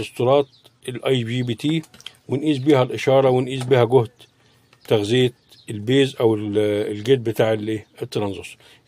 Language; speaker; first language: Arabic; native; Arabic